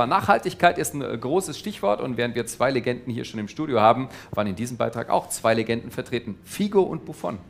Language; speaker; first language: German; native; German